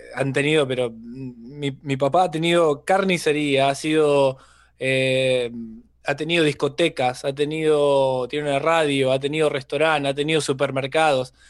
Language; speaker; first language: Spanish; native; Spanish